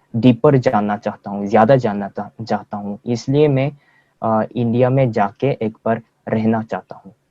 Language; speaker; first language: Hindi; non-native, fluent; Korean